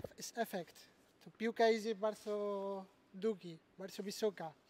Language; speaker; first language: Polish; non-native, learner; Spanish